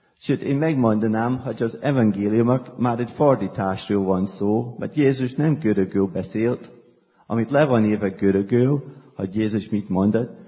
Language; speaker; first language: Hungarian; non-native, fluent; English